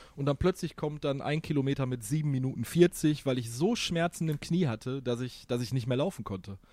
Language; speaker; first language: German; native; German